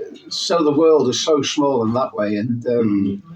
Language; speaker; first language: English; native; English